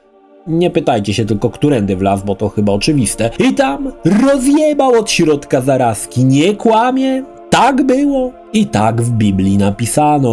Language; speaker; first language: Polish; native; Polish